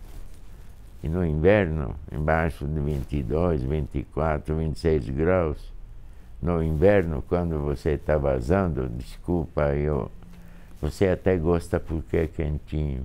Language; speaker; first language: Portuguese; non-native, fluent; Hungarian